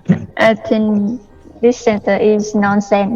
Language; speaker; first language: English; non-native, learner; Vietnamese